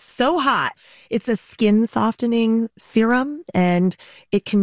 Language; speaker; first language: English; native; English